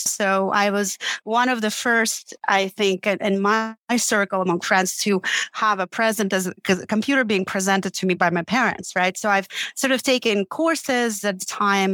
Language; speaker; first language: English; non-native, fluent; Uzbek